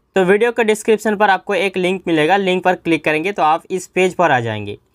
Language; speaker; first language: Hindi; native; Hindi